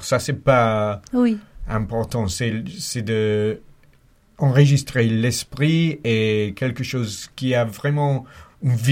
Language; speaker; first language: French; non-native, fluent; English